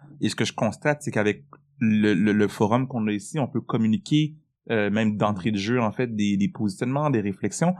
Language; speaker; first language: French; native; French